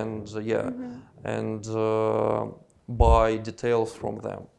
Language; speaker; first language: English; non-native, learner; Russian